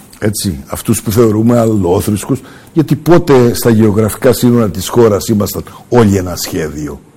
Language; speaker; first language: Greek; early bilingual, heritage; Greek